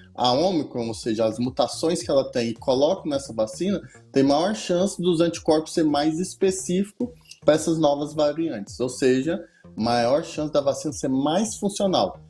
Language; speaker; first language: Portuguese; native; Portuguese